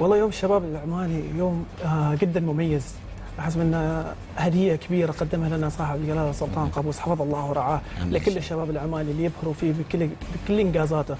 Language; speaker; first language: Arabic; native; Arabic